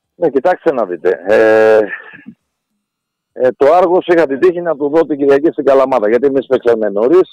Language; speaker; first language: Greek; native; Greek